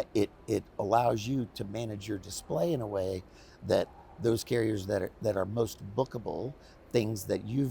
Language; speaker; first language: English; native; English